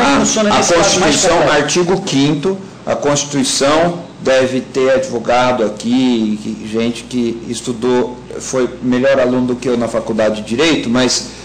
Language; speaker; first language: Portuguese; native; Portuguese